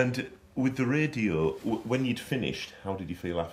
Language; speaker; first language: English; native; English